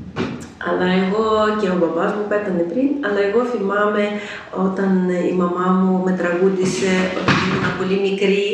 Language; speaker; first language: Greek; non-native, fluent; Ukrainian